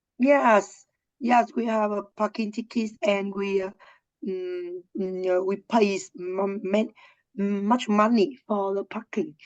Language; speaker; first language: English; non-native, learner; Vietnamese